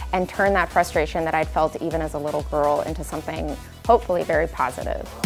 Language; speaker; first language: English; early bilingual, other home language; Spanish